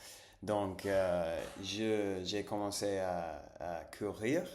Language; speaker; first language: French; non-native, fluent; Spanish